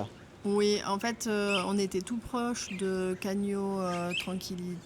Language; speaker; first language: French; native; French